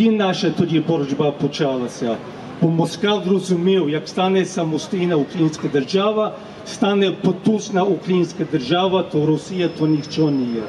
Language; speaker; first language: Ukrainian; early bilingual, heritage; Ukrainian